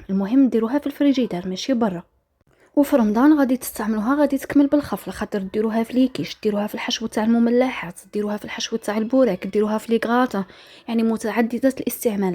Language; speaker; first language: Arabic; native; Arabic